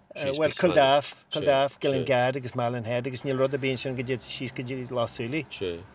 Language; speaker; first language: Irish; native; Irish